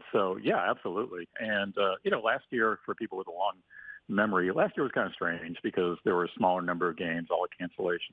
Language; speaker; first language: English; native; English